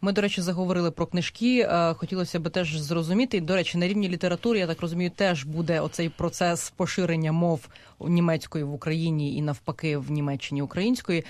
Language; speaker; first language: Ukrainian; native; Ukrainian